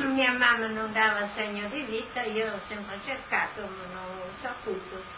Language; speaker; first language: Italian; non-native, local second language; Friulian